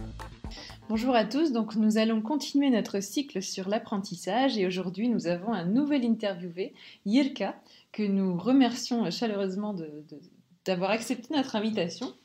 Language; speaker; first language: French; native; French